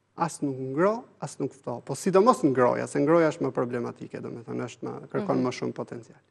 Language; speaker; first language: Albanian; native; Albanian